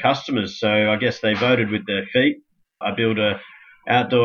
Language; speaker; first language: English; native; English